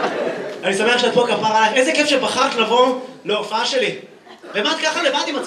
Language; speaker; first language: Hebrew; native; Hebrew